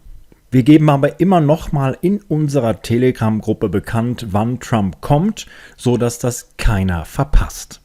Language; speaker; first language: German; native; German